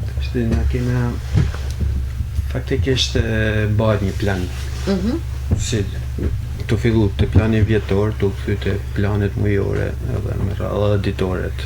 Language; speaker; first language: Albanian; native; Albanian